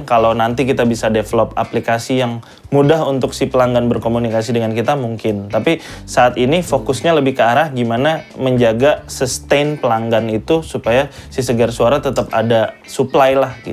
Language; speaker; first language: Indonesian; native; Indonesian